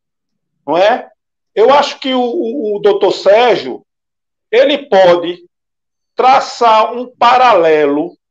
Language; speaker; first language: Portuguese; native; Portuguese